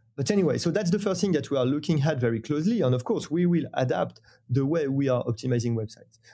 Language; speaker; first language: English; non-native, fluent; French